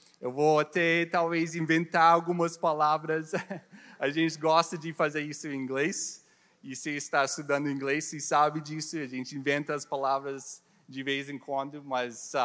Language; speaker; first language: Portuguese; non-native, learner; English